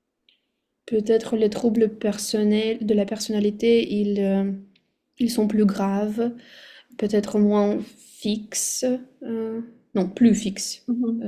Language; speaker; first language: French; non-native, fluent; Russian